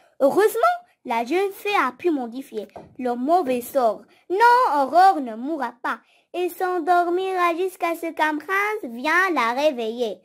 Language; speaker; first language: French; non-native, local second language; Arabic